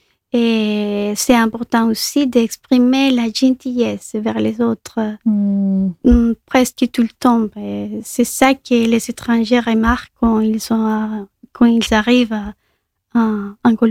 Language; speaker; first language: French; non-native, local second language; Spanish